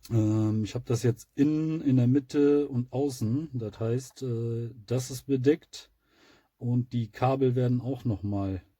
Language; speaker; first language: German; native; German